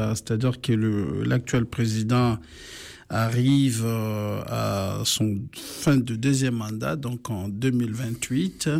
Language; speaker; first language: French; non-native, local second language; Lingala